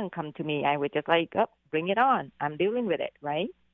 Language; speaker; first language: English; non-native, fluent; Vietnamese